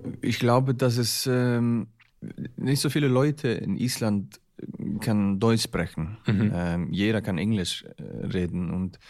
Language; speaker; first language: German; non-native, learner; Icelandic